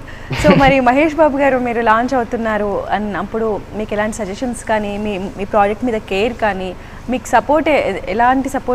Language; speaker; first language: Telugu; native; Telugu